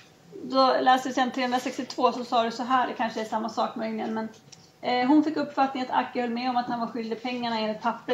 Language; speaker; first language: Swedish; native; Swedish